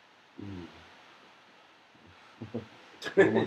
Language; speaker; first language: Spanish; non-native, fluent; Russian